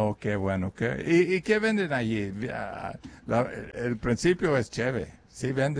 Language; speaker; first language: Spanish; early bilingual, other home language; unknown